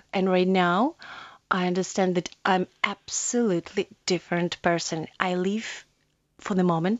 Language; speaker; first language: English; non-native, learner; Ukrainian